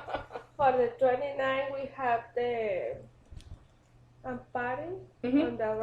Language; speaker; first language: English; non-native, learner; Spanish